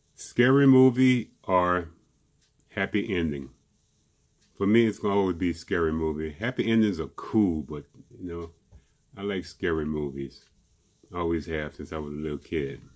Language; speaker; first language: English; native; English